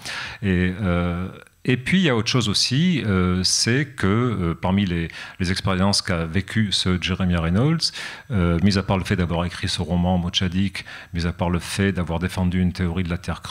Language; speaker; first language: French; native; French